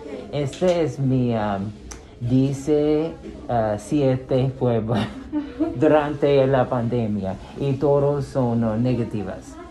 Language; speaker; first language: Spanish; non-native, learner; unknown